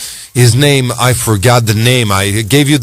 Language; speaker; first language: English; non-native, fluent; Italian